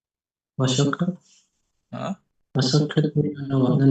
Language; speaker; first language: Japanese; non-native, learner; Indonesian